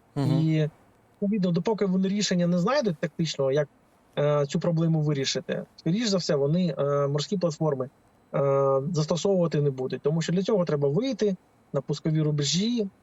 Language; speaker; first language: Ukrainian; native; Ukrainian